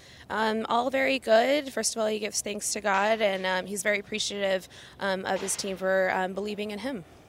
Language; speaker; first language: English; early bilingual, other home language; Spanish